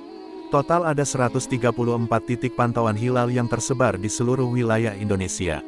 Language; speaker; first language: Indonesian; native; Indonesian